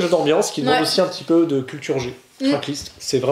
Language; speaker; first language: French; native; French